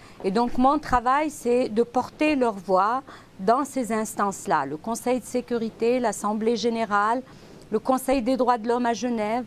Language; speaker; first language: French; non-native, local second language; Arabic